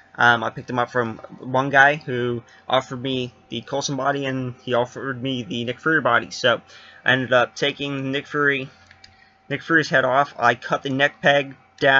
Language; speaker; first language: English; native; English